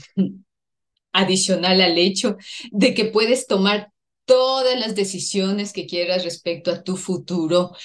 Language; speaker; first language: Spanish; native; Spanish